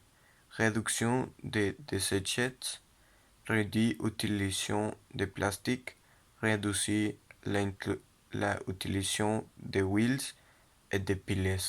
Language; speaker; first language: French; non-native, learner; Spanish